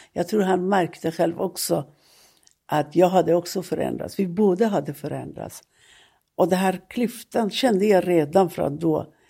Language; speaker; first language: Swedish; non-native, fluent; Persian